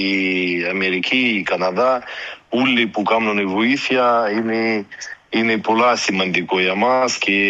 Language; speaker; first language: Greek; early bilingual, heritage; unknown